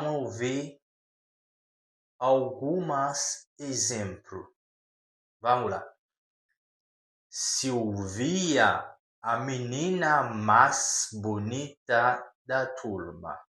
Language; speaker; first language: Portuguese; non-native, learner; Haitian Creole